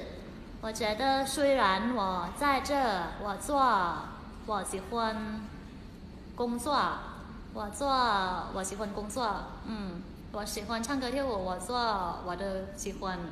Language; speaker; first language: Chinese; non-native, learner; Thai